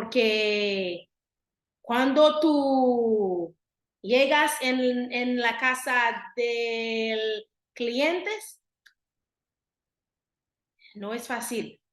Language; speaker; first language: Spanish; non-native, learner; Haitian Creole